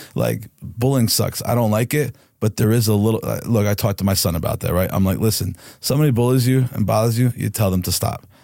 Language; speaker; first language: English; native; English